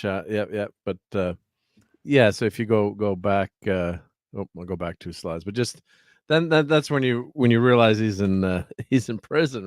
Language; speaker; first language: English; native; English